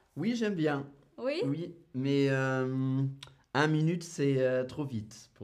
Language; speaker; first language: French; non-native, learner; English